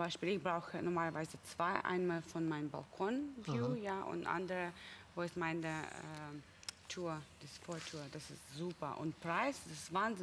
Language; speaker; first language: German; non-native, learner; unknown